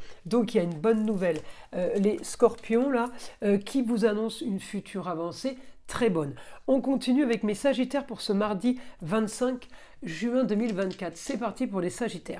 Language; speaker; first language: French; native; French